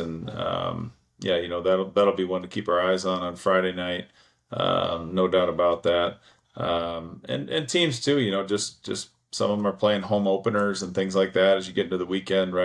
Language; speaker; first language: English; native; English